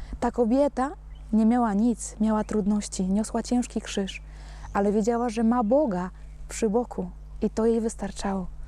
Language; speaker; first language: Polish; non-native, fluent; Spanish